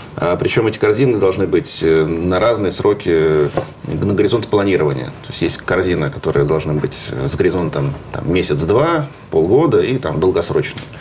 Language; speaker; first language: Russian; native; Russian